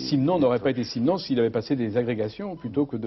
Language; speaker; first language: French; native; French